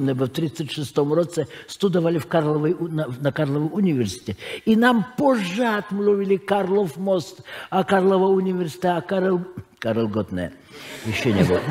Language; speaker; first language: Czech; non-native, fluent; Russian